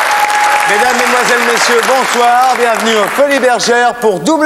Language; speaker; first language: French; native; French